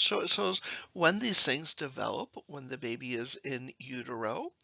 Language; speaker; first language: English; native; English